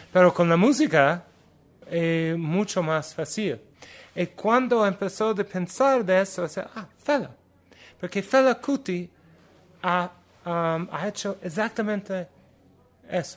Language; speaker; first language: Spanish; non-native, learner; English